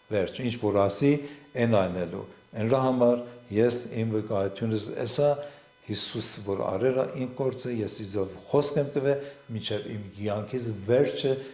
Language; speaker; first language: Armenian; non-native, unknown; Assyrian Neo-Aramaic